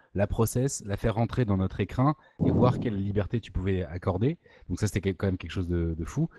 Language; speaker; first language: French; native; French